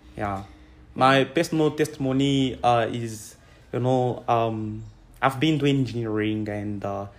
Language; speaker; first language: English; non-native, fluent; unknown